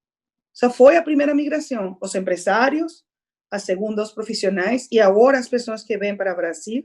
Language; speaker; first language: Portuguese; non-native, fluent; Spanish